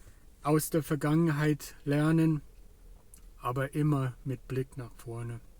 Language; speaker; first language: German; non-native, fluent; English